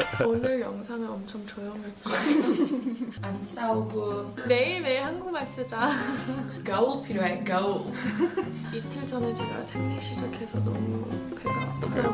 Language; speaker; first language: Korean; early bilingual, heritage; English